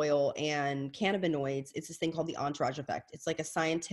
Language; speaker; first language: English; native; English